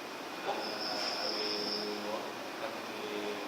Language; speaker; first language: English; non-native, local second language; Malay